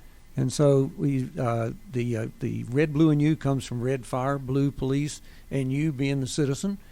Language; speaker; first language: English; native; English